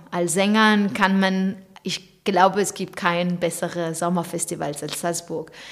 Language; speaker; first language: German; non-native, fluent; French